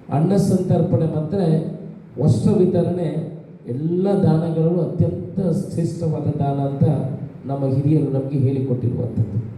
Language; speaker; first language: Kannada; non-native, local second language; Tulu